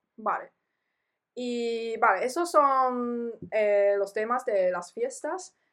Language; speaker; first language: Spanish; non-native, fluent; Chinese